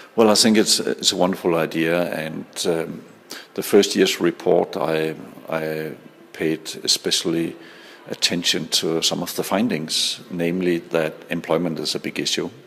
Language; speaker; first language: English; non-native, fluent; Danish